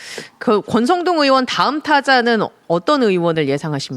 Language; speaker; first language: Korean; native; Korean